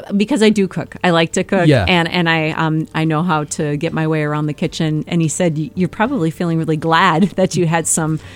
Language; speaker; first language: English; native; English